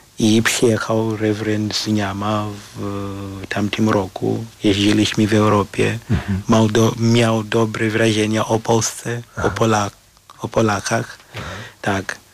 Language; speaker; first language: Polish; non-native, fluent; Shona